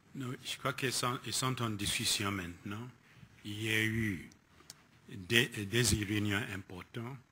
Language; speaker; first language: French; non-native, fluent; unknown